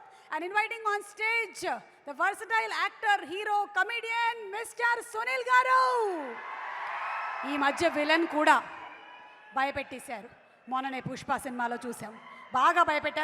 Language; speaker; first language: Telugu; native; Telugu